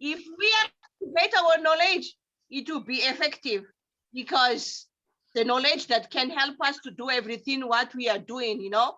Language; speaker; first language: English; non-native, learner; Thai